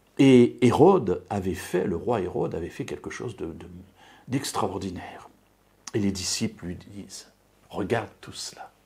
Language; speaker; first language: French; native; French